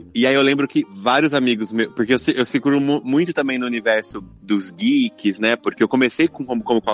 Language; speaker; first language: Portuguese; native; Portuguese